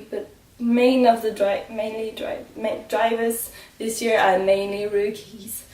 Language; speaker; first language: English; non-native, fluent; French